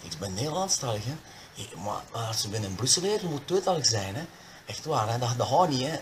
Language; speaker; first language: Dutch; non-native, local second language; French